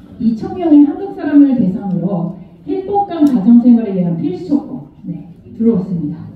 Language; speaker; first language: Korean; non-native, fluent; Japanese